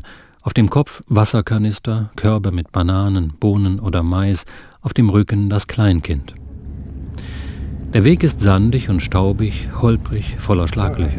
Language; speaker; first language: German; native; German